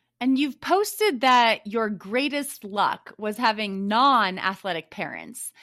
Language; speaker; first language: English; native; English